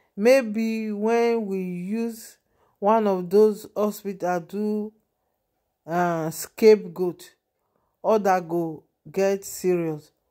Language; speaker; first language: Nigerian Pidgin; non-native, local second language; Yoruba